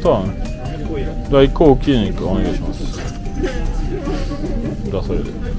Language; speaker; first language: Japanese; non-native, learner; French